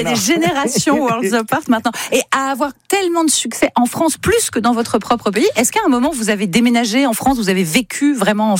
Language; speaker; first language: French; native; French